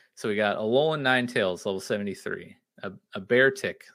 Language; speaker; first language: English; native; English